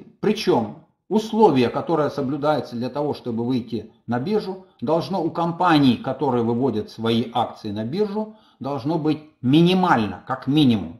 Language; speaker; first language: Russian; native; Russian